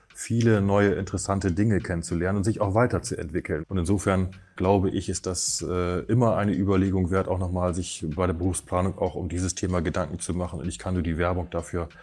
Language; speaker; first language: German; native; German